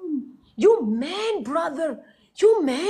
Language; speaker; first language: English; non-native, learner; Arabic